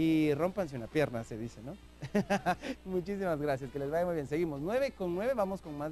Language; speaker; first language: Spanish; native; Spanish